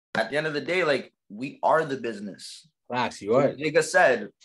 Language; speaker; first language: English; native; English